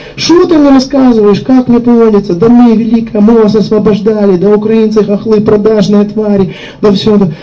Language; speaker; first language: Ukrainian; non-native, local second language; Russian